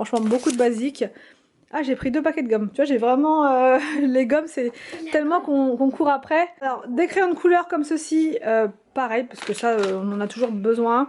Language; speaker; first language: French; native; French